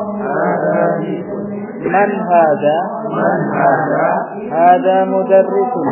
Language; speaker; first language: Arabic; non-native, fluent; Indonesian